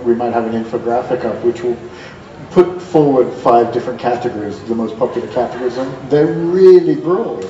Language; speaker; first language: English; native; English